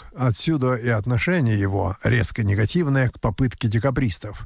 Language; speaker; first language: Russian; native; Russian